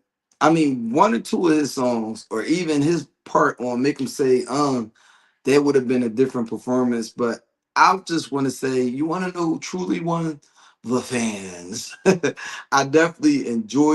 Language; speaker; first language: English; native; English